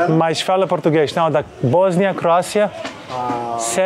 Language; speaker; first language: Portuguese; non-native, learner; Bosnian